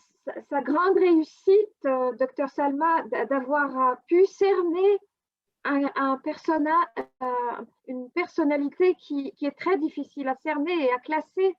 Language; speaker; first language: French; non-native, fluent; Arabic